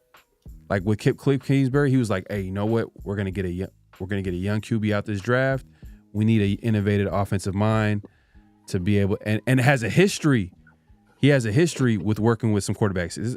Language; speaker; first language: English; native; English